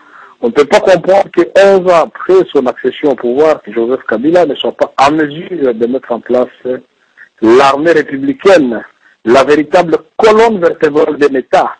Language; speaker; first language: French; non-native, local second language; Swahili